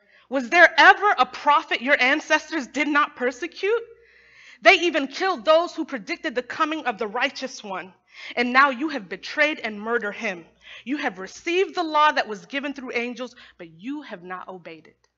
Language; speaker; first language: English; native; English